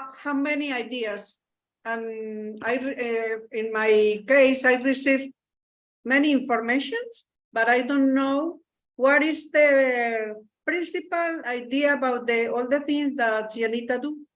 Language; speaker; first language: English; non-native, learner; Spanish